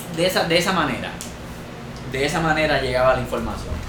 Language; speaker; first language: Spanish; native; Spanish